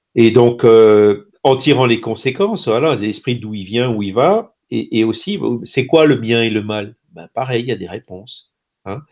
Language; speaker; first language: French; native; French